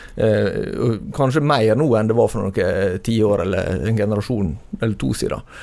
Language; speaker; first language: Norwegian; native; Norwegian